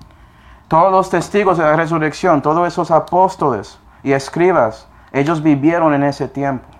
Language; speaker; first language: Spanish; non-native, fluent; English